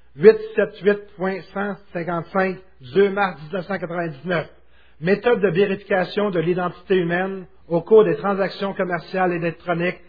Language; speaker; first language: French; native; French